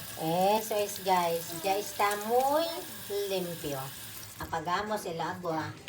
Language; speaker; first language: Spanish; non-native, learner; Filipino